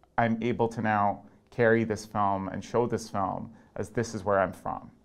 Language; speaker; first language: English; non-native, local second language; Urdu